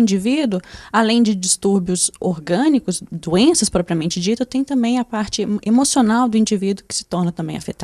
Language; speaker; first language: Portuguese; native; Portuguese